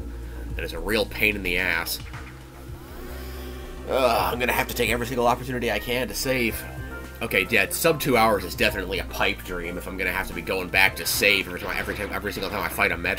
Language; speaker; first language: English; native; English